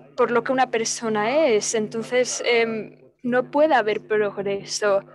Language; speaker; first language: Spanish; non-native, fluent; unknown